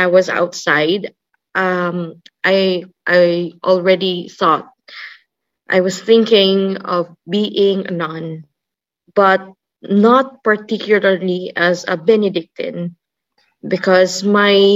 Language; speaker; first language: English; non-native, local second language; Cebuano